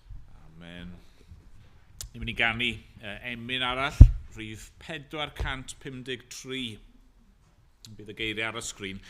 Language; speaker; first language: Welsh; native; Welsh